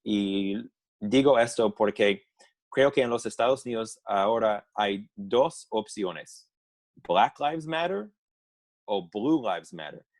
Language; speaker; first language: Spanish; non-native, fluent; English